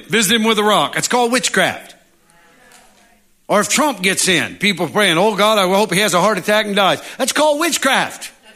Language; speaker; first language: English; native; English